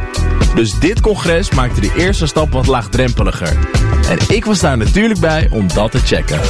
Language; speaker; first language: Dutch; native; Dutch